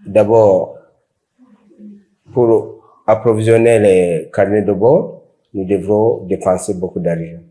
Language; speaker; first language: French; non-native, local second language; Rundi